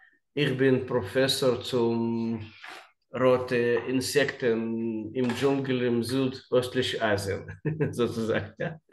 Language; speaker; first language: German; non-native, learner; Russian